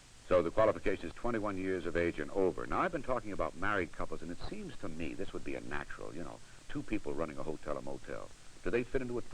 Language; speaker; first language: English; native; English